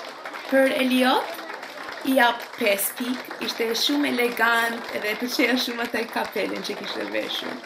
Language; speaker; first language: Albanian; early bilingual, heritage; Albanian